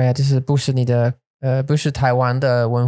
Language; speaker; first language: Chinese; non-native, learner; English